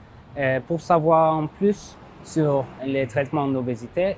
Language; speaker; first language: French; non-native, fluent; Turkish